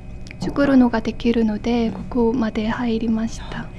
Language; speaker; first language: Japanese; non-native, fluent; Korean